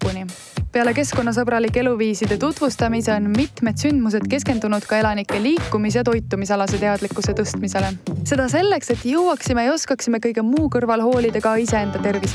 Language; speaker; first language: Estonian; native; Estonian